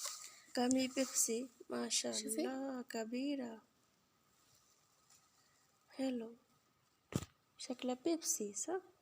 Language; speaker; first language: Arabic; non-native, learner; Bangla